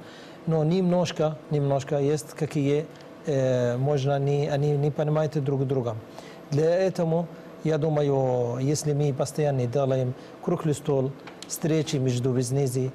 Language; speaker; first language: Russian; non-native, learner; Arabic